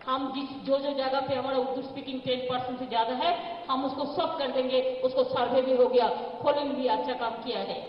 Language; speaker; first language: Hindi; non-native, local second language; Bangla